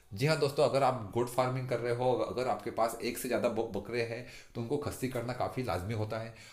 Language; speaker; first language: Hindi; non-native, local second language; Marathi